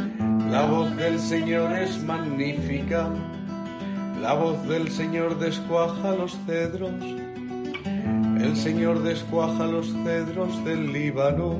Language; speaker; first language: Spanish; native; Spanish